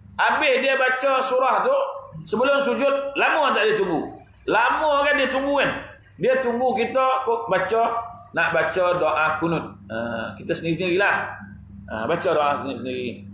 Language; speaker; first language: Malay; native; Malay